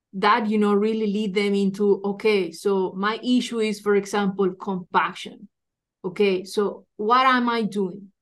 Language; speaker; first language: English; non-native, fluent; Spanish